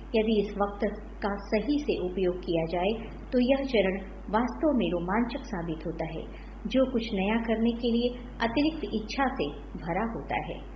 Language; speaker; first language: Hindi; native; Hindi